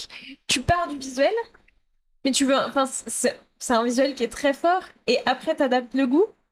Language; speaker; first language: French; native; French